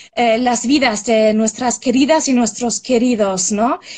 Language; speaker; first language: Spanish; non-native, fluent; German